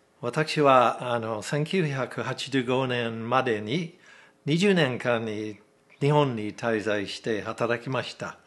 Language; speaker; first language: Japanese; non-native, fluent; English